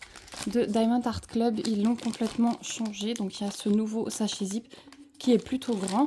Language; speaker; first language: French; native; French